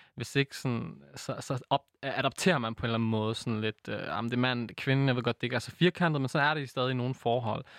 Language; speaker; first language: Danish; native; Danish